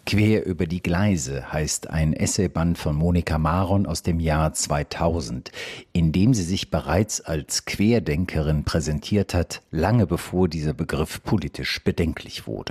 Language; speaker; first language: German; native; German